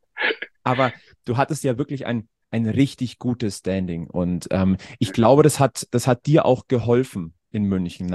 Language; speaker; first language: German; native; German